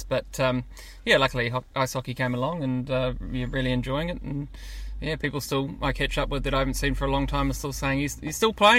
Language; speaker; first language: English; native; English